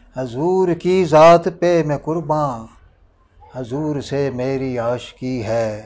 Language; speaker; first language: Urdu; non-native, local second language; Northern Hindko